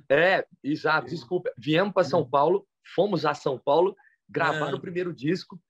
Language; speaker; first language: Portuguese; native; Portuguese